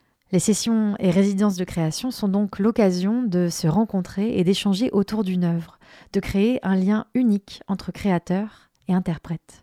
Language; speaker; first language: French; native; French